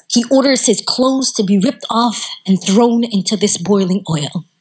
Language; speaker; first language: English; native; English